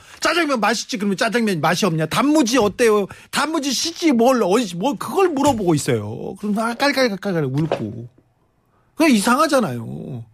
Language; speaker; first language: Korean; native; Korean